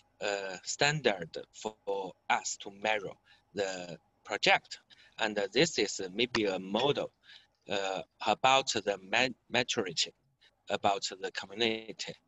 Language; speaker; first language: English; non-native, learner; Chinese